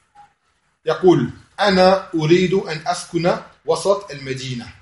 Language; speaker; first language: Arabic; non-native, fluent; French